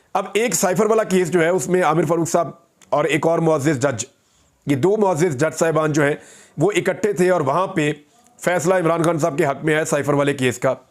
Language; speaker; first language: Urdu; non-native, local second language; Punjabi